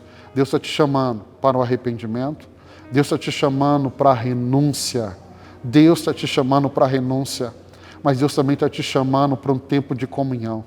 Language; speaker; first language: Portuguese; native; Portuguese